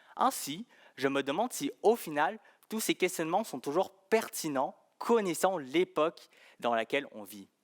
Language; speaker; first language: French; early bilingual, other home language; Chinese